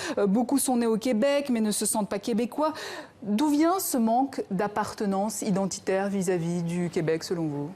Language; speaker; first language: French; native; French